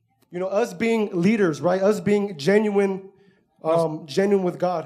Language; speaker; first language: English; early bilingual, other home language; Spanish